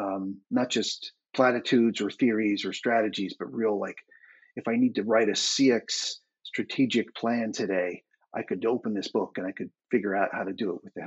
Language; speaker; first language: English; native; English